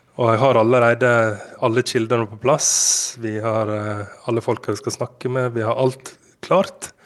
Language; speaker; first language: Norwegian; native; Norwegian